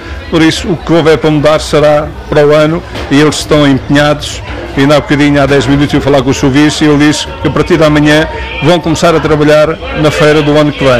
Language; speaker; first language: Portuguese; native; Portuguese